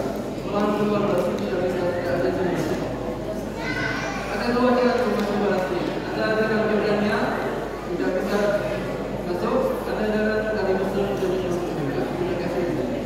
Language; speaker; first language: Indonesian; non-native, learner; Arabic